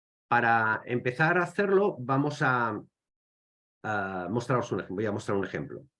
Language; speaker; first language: Spanish; native; Spanish